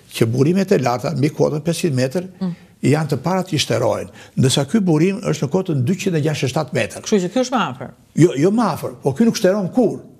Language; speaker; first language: Albanian; native; Albanian